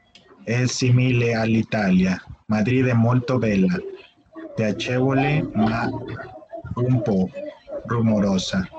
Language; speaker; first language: Italian; non-native, learner; Spanish